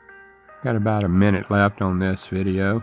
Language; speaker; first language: English; native; English